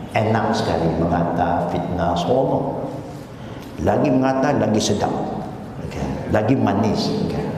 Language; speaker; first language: Malay; non-native, local second language; Chinese